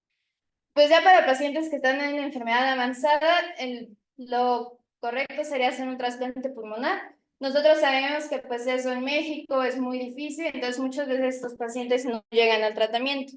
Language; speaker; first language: Spanish; native; Spanish